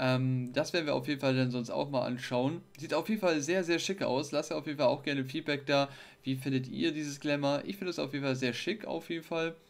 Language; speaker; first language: German; native; German